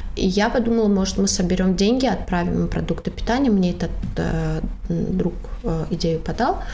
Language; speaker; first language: Russian; non-native, local second language; Tajik